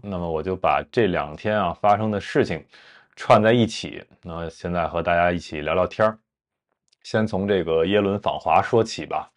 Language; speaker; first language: Chinese; native; Chinese